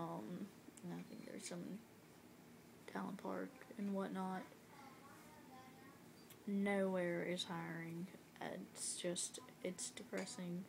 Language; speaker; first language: English; native; English